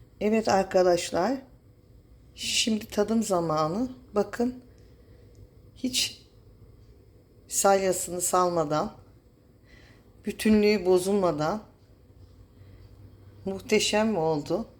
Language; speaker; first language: Turkish; native; Turkish